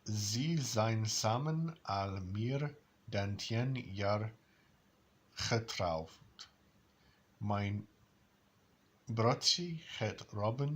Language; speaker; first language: Dutch; non-native, learner; English